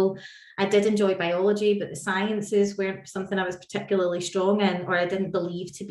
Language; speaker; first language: English; native; English